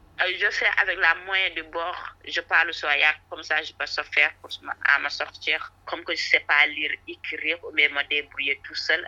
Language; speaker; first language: French; non-native, local second language; Wolof